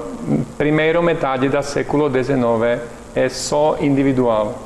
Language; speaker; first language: Portuguese; non-native, learner; Czech